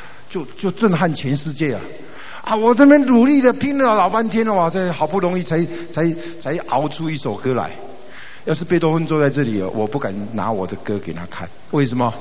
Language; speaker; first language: Chinese; native; Chinese